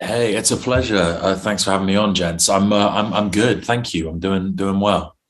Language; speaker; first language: English; native; English